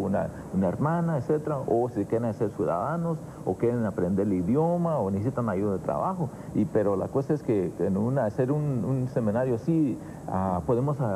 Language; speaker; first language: Spanish; early bilingual, other home language; English